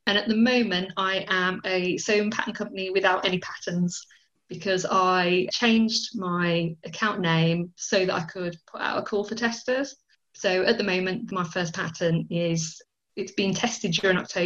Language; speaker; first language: English; native; English